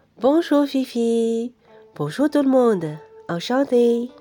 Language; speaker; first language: French; non-native, fluent; Chinese